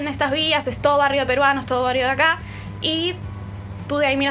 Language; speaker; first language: Spanish; native; Spanish